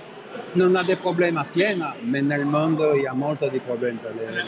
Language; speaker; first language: Italian; non-native, learner; French